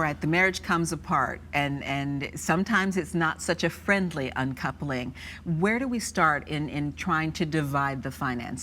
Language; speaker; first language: English; native; English